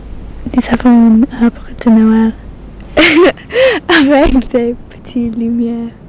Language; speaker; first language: French; non-native, learner; English